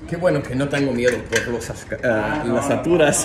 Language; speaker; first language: Spanish; non-native, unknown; English